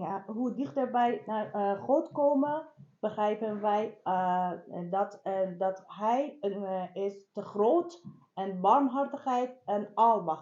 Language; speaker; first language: Dutch; non-native, learner; Persian